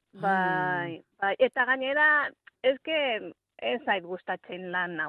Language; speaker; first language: Basque; non-native, local second language; Spanish